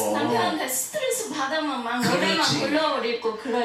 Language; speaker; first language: Korean; non-native, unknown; Vietnamese